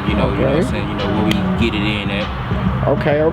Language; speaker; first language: English; native; English